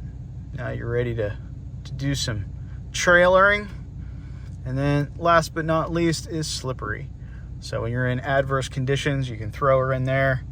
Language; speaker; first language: English; native; English